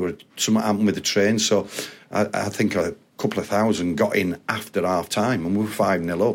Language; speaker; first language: English; native; English